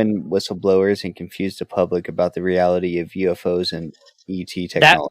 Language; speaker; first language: English; native; English